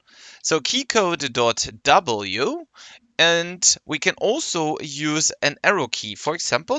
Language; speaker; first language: English; non-native, fluent; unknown